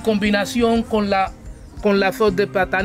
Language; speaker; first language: Spanish; native; Spanish